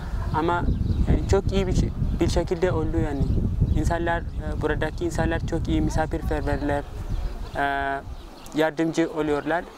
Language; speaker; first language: Turkish; non-native, learner; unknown